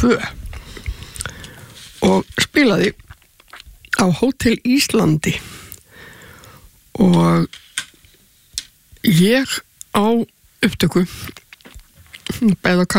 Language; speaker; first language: Icelandic; native; Icelandic